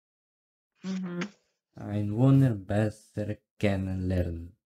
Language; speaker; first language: German; non-native, learner; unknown